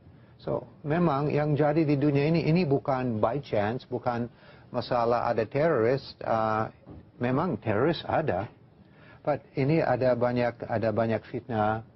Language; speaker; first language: Indonesian; non-native, fluent; English